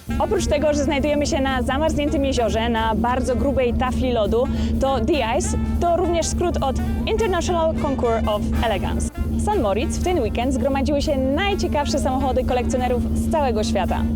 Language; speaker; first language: Polish; native; Polish